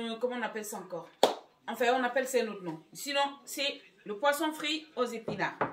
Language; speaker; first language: French; non-native, local second language; Fang